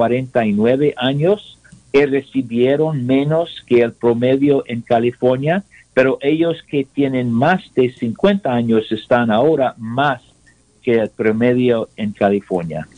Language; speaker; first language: Spanish; non-native, learner; English